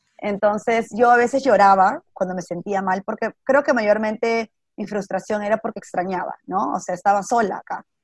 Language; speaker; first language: Spanish; native; Spanish